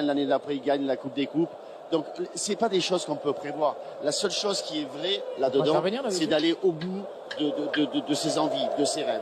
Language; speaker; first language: French; native; French